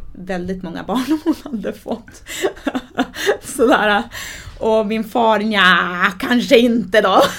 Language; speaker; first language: Swedish; native; Swedish